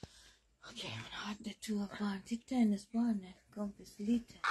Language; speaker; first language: Swedish; non-native, learner; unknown